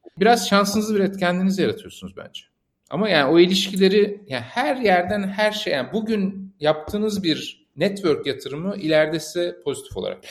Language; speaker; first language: Turkish; native; Turkish